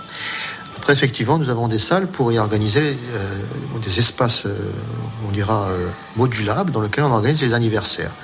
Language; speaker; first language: French; native; French